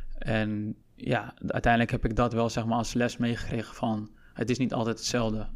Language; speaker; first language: Dutch; early bilingual, other home language; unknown